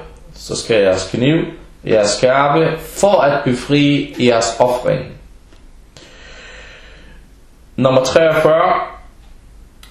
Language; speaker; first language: Danish; early bilingual, other home language; Arabic